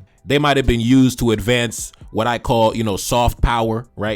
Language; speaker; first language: English; native; English